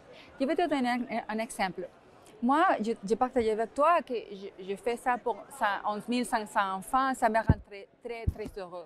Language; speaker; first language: French; non-native, fluent; Spanish